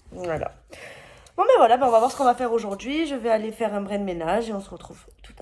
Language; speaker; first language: French; native; French